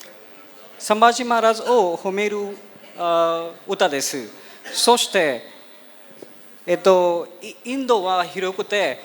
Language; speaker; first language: Japanese; non-native, fluent; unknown